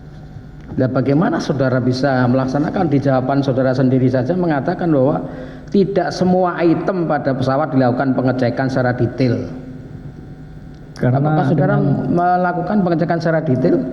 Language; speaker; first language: Indonesian; native; Indonesian